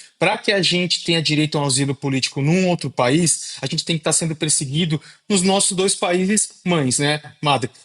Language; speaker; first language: Portuguese; native; Portuguese